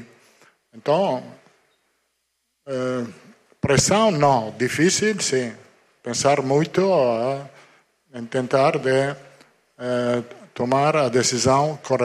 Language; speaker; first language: Portuguese; non-native, fluent; Italian